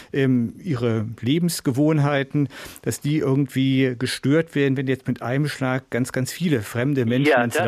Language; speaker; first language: German; native; German